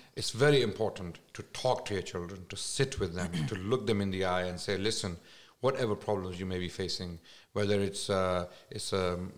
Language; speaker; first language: English; non-native, local second language; Urdu